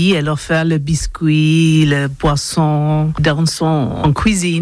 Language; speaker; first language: French; non-native, learner; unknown